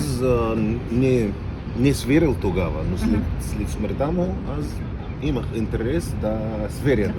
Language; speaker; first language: Bulgarian; non-native, learner; Arabic